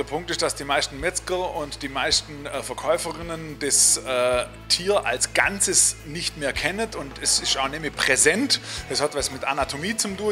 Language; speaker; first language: German; native; German